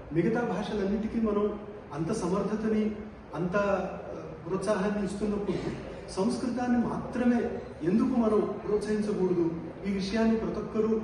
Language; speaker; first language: Telugu; native; Telugu